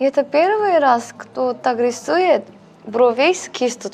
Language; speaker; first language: Russian; non-native, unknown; Korean